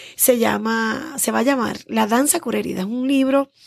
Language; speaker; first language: Spanish; native; Spanish